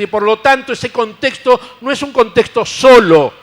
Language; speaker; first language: Spanish; native; Spanish